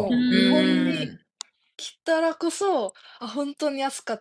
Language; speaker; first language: Japanese; non-native, fluent; Korean